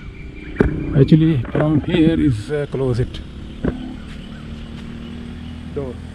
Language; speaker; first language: English; non-native, learner; Urdu